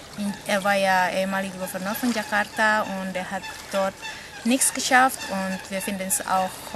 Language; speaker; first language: German; non-native, fluent; Indonesian